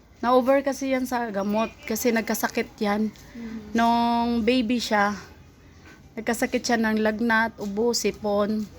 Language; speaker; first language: Filipino; non-native, local second language; Cebuano